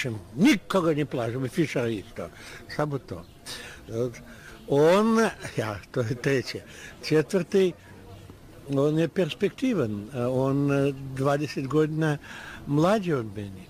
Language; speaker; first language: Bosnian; non-native, learner; Russian